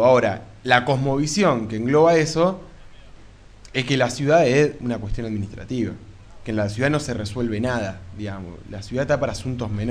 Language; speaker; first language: Spanish; native; Spanish